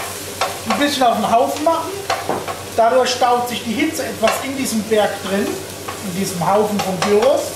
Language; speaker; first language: German; native; German